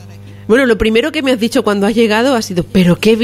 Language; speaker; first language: Spanish; native; Spanish